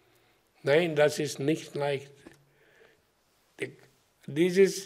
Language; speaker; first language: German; non-native, learner; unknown